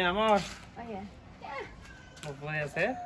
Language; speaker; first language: Spanish; native; Spanish